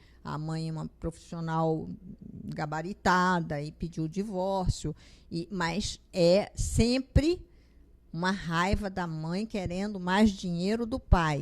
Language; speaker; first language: Portuguese; native; Portuguese